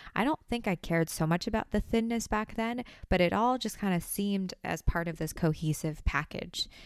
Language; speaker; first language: English; native; English